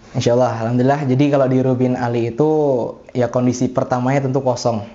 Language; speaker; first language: Indonesian; native; Indonesian